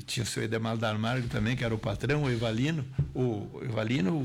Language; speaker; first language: Portuguese; native; Portuguese